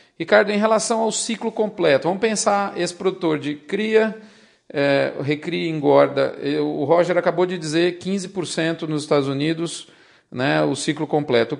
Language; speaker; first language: Portuguese; native; Portuguese